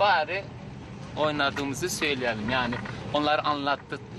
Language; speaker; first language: Turkish; non-native, learner; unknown